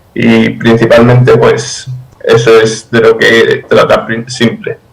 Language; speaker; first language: Spanish; native; Spanish